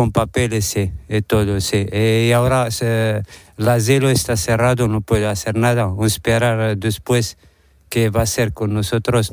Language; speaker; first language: Spanish; non-native, learner; Arabic